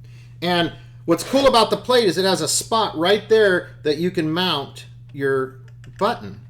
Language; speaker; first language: English; native; English